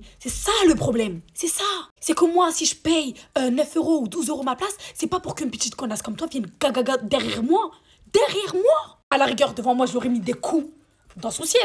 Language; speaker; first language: French; native; French